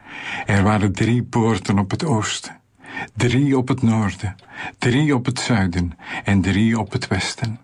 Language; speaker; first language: Dutch; native; Dutch